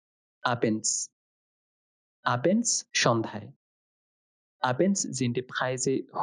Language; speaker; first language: German; non-native, fluent; Bangla